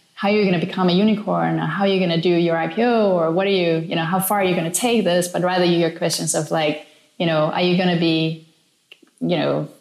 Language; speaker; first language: English; non-native, fluent; Danish